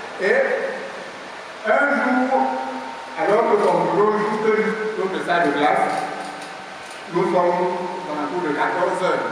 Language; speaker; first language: French; non-native, local second language; Basaa